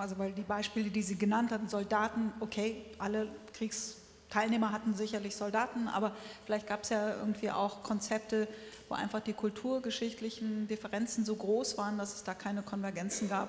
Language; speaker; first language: German; native; German